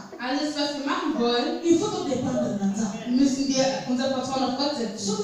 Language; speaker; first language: German; non-native, fluent; Lingala